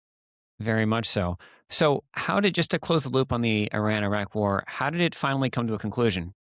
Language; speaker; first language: English; native; English